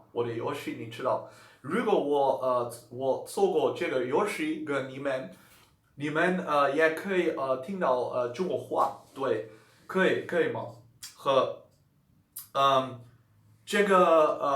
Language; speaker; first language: Chinese; non-native, learner; Dutch